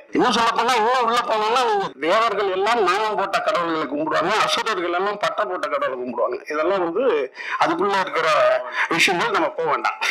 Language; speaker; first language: Tamil; native; Tamil